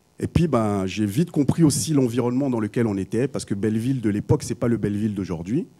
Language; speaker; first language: French; early bilingual, other home language; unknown